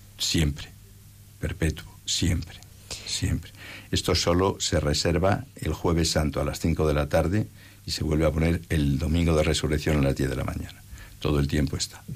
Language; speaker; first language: Spanish; native; Spanish